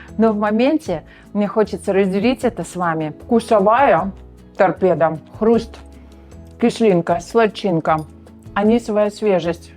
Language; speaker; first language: Russian; native; Russian